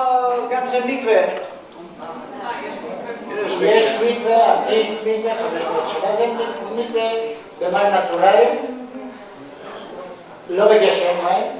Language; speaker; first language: Hebrew; non-native, learner; Greek